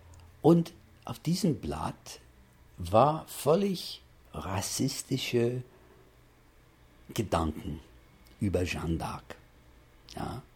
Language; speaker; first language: German; non-native, fluent; English